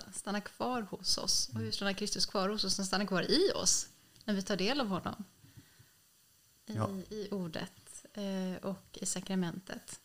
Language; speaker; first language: Swedish; native; Swedish